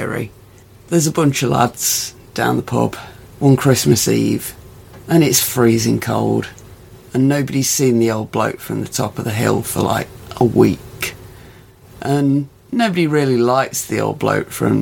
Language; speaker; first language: English; native; English